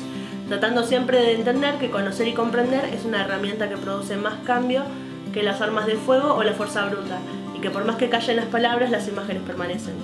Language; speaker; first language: Spanish; native; Spanish